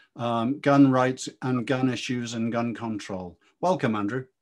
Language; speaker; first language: English; native; English